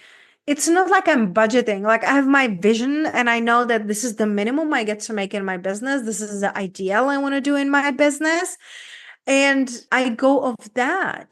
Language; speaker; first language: English; non-native, fluent; Czech